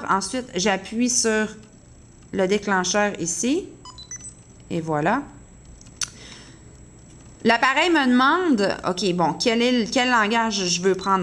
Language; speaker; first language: French; native; French